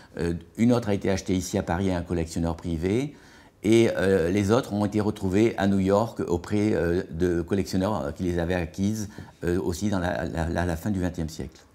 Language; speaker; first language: French; native; French